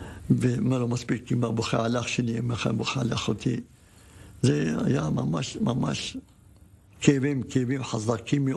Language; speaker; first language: Hebrew; non-native, fluent; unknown